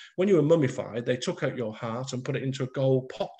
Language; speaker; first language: English; native; English